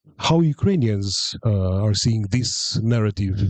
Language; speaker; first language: English; non-native, fluent; Romanian